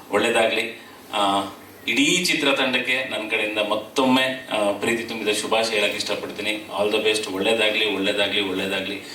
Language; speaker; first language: Kannada; native; Kannada